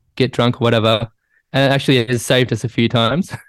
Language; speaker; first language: English; native; English